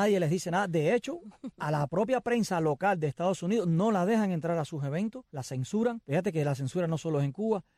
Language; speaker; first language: Spanish; native; Spanish